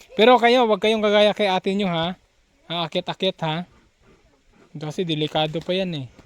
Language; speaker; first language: Filipino; non-native, local second language; Cebuano